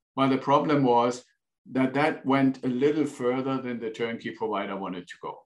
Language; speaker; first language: English; non-native, fluent; German